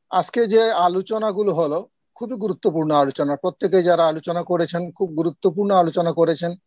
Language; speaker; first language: Bangla; non-native, local second language; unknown